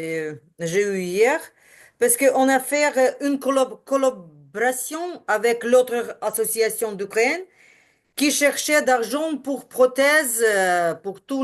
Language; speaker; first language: French; non-native, learner; Ukrainian